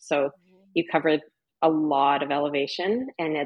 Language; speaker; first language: English; native; English